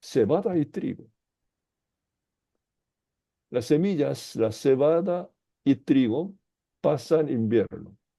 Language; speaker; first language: Spanish; non-native, fluent; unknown